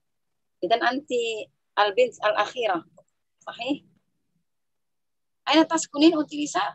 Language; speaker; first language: Arabic; non-native, fluent; Indonesian